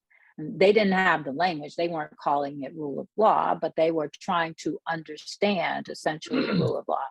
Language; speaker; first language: English; native; English